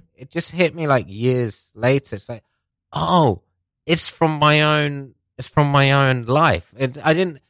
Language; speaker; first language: English; non-native, local second language; Persian